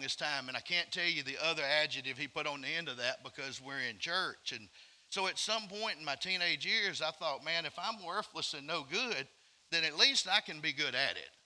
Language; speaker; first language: English; native; English